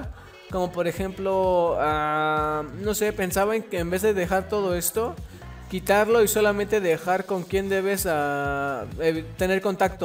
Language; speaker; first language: Spanish; native; Spanish